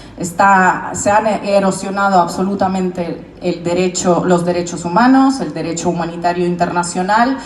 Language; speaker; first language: Spanish; non-native, fluent; Russian